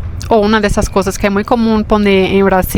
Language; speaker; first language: Spanish; non-native, fluent; Portuguese